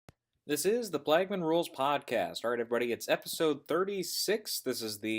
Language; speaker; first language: English; native; English